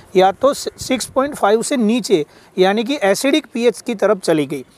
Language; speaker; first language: Hindi; non-native, local second language; Gujarati